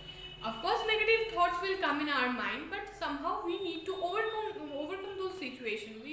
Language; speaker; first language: English; non-native, local second language; Bangla